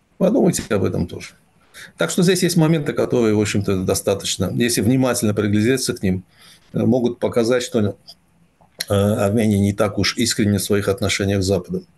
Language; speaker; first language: Russian; non-native, local second language; Azerbaijani